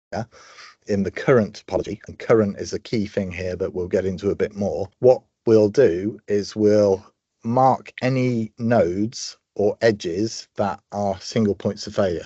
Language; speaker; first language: English; native; English